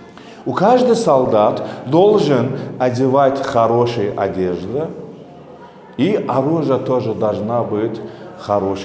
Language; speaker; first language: Russian; non-native, local second language; Azerbaijani